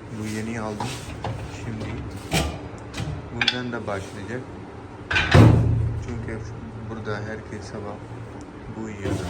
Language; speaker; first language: Turkish; non-native, learner; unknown